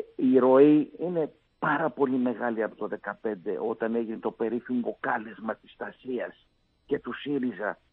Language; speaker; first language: Greek; non-native, fluent; Arabic